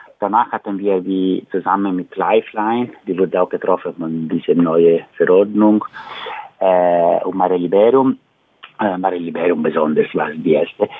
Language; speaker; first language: German; non-native, learner; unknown